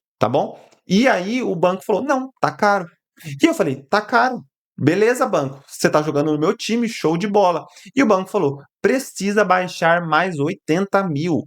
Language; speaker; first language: Portuguese; native; Portuguese